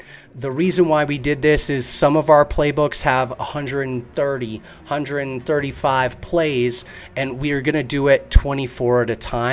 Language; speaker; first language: English; native; English